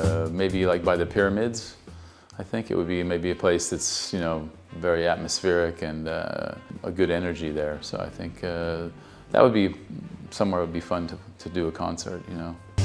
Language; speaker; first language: English; native; English